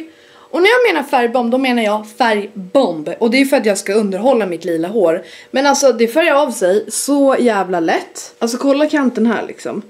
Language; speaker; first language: Swedish; native; Swedish